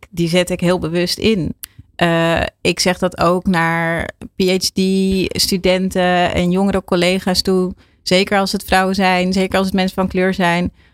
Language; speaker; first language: Dutch; native; Dutch